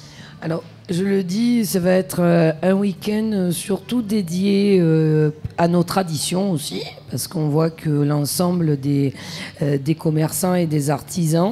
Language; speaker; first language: French; native; French